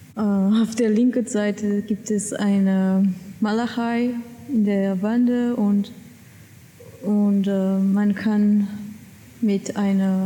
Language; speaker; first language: German; non-native, learner; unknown